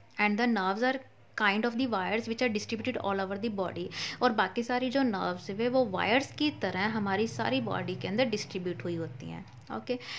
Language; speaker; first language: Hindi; non-native, local second language; Punjabi